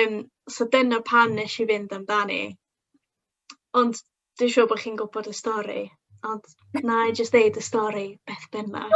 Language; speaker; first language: Welsh; non-native, local second language; English